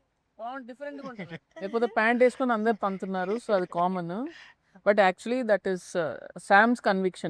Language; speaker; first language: Telugu; native; Telugu